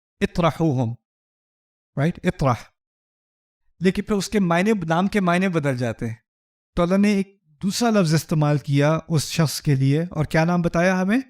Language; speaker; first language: Urdu; early bilingual, heritage; Urdu